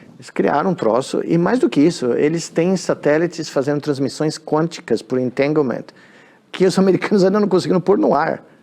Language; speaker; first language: Portuguese; native; Portuguese